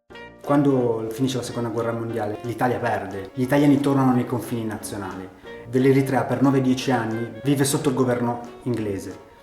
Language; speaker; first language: Italian; early bilingual, other home language; Tigrinya